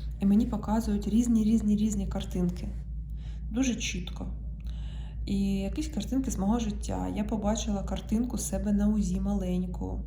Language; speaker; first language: Ukrainian; non-native, local second language; Russian